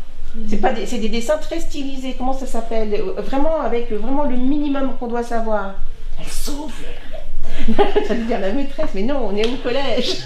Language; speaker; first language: French; native; French